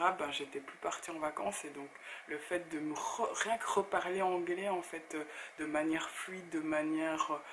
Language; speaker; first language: French; native; French